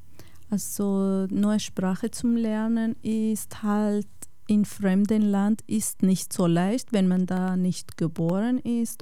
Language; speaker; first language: German; non-native, fluent; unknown